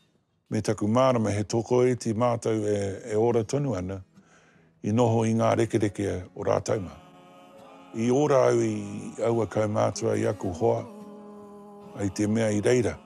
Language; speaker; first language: Māori; non-native, local second language; English